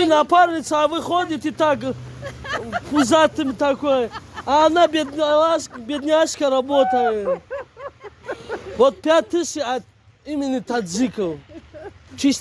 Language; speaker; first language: Russian; non-native, fluent; Tajik